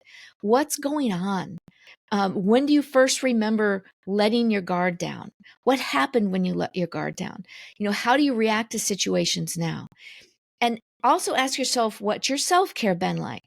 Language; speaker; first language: English; native; English